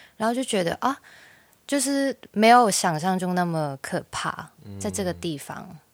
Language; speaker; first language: Chinese; non-native, fluent; Cantonese